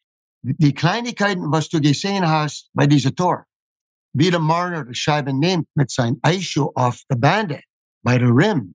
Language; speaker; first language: German; non-native, fluent; English